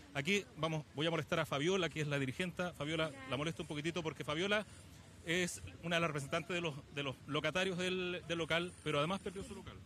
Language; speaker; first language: Spanish; native; Spanish